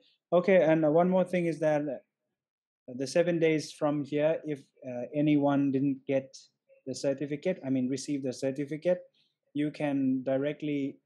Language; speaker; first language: English; non-native, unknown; Thai